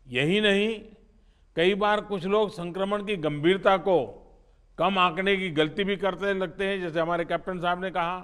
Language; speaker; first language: Hindi; non-native, local second language; Gujarati